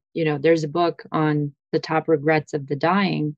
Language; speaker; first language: English; early bilingual, other home language; Russian